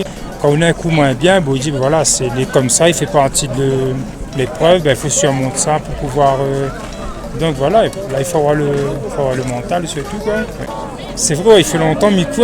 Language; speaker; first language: French; non-native, local second language; Réunion Creole French